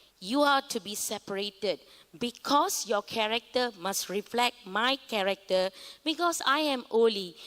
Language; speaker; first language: English; non-native, local second language; Tamil